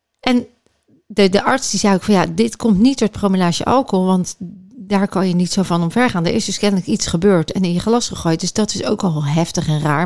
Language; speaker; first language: Dutch; native; Dutch